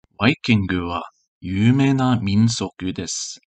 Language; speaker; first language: Japanese; non-native, learner; English